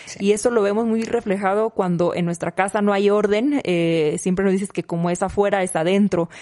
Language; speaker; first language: Spanish; native; Spanish